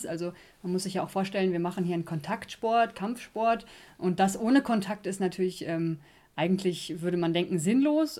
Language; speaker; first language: German; native; German